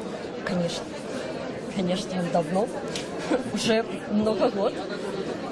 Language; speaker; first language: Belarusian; non-native, local second language; Russian